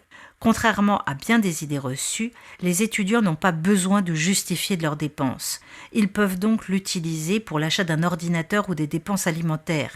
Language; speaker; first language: French; native; French